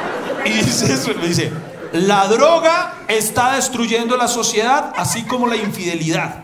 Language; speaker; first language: Spanish; native; Spanish